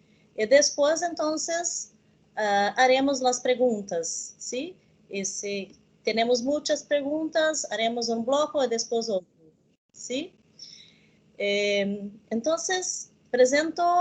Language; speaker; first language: Spanish; non-native, learner; Portuguese